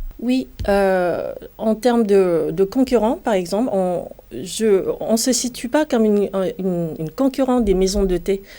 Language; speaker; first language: French; non-native, fluent; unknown